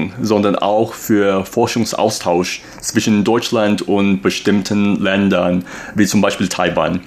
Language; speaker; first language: German; non-native, fluent; Chinese